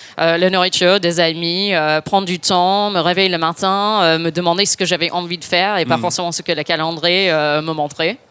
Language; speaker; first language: French; non-native, fluent; English